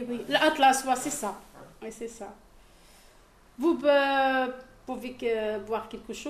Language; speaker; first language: French; non-native, local second language; Arabic